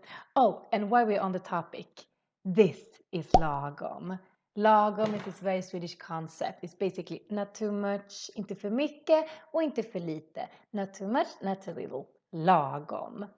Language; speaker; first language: Swedish; native; Swedish